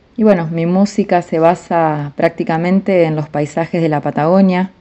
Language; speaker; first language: Spanish; native; Spanish